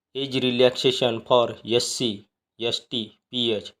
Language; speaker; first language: Hindi; non-native, local second language; Marathi